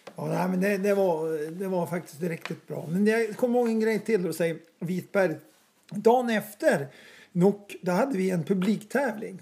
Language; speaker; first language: Swedish; native; Swedish